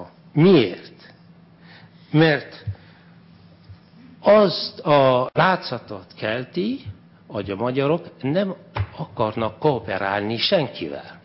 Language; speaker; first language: Hungarian; non-native, fluent; French